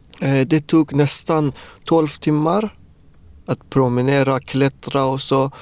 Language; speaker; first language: Swedish; non-native, fluent; Persian